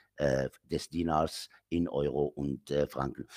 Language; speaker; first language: German; non-native, fluent; Arabic